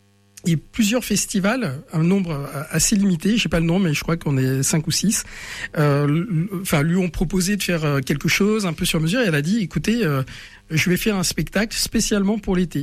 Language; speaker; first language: French; native; French